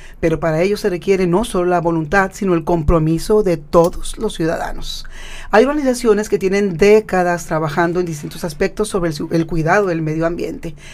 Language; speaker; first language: Spanish; native; Spanish